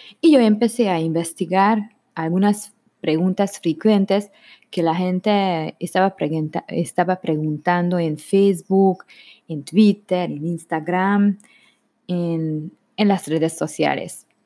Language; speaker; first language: Spanish; non-native, learner; Hungarian